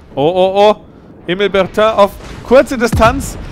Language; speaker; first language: German; native; German